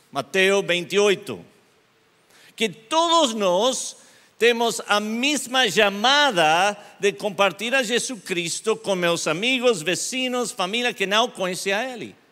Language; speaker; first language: Portuguese; non-native, learner; English